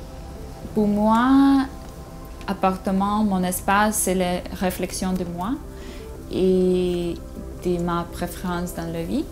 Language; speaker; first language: French; non-native, learner; Russian